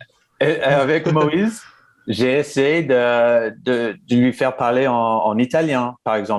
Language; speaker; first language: French; non-native, fluent; English